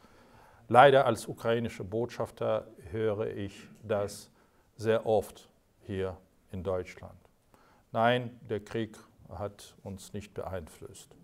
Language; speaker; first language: German; non-native, fluent; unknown